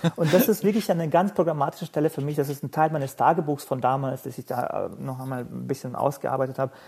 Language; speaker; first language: German; non-native, fluent; Bosnian